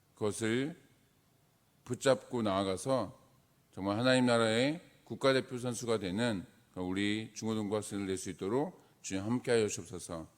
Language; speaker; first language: Korean; native; Korean